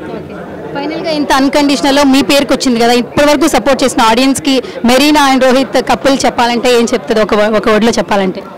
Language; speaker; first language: Telugu; native; Telugu